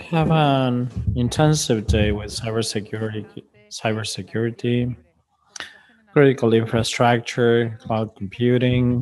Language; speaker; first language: English; non-native, fluent; Spanish